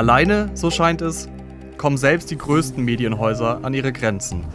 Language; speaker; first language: German; native; German